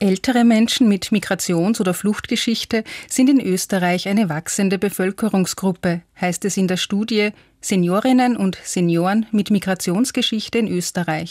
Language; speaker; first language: German; native; German